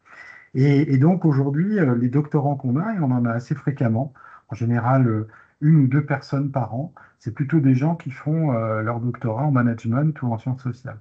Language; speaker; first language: French; native; French